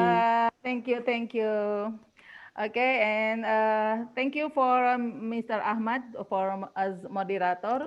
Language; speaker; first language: English; non-native, learner; Indonesian